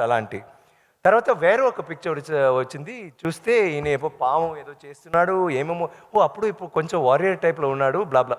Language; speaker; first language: Telugu; non-native, learner; Tamil